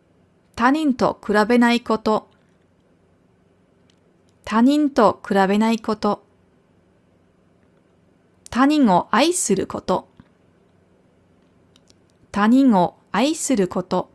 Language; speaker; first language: Japanese; non-native, fluent; German